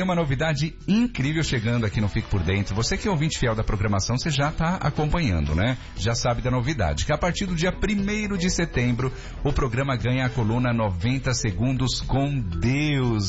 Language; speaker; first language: Portuguese; native; Portuguese